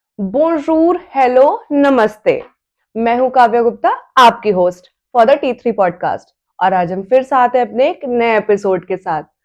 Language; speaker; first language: Hindi; native; Hindi